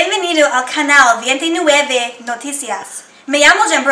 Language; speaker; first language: Spanish; non-native, learner; English